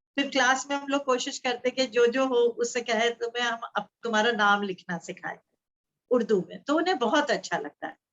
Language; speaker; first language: Urdu; native; Urdu